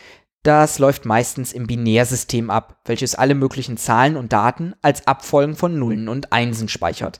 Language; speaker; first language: German; native; German